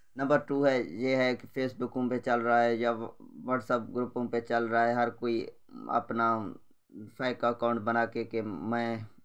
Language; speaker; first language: Urdu; non-native, local second language; Saraiki